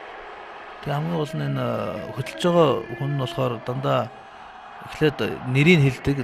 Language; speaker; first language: Mongolian; native; Mongolian